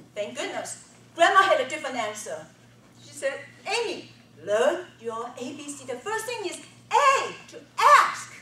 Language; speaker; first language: English; non-native, fluent; Chinese